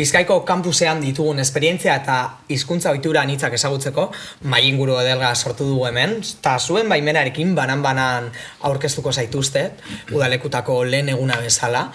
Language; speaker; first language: Basque; native; Basque